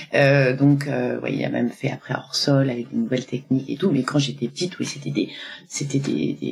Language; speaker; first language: French; native; French